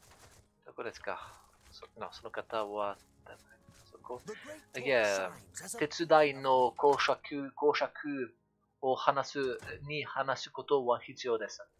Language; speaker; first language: Japanese; non-native, learner; French